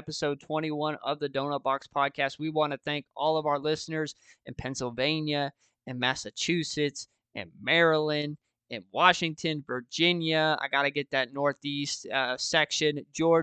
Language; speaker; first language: English; native; English